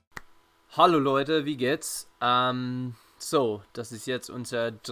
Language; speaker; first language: German; non-native, fluent; English